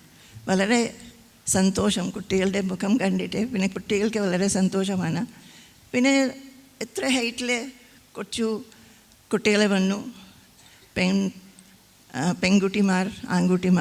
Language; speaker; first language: Malayalam; non-native, fluent; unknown